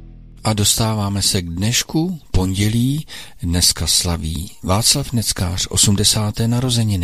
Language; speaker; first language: Czech; native; Czech